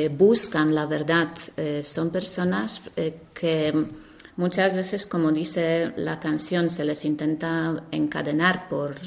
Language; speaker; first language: Spanish; non-native, fluent; Polish